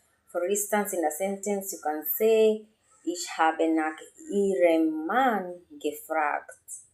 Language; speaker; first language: German; non-native, learner; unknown